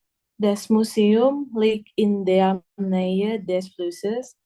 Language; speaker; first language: German; non-native, learner; Indonesian